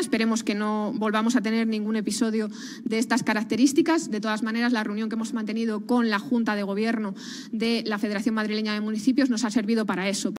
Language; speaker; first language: Spanish; native; Spanish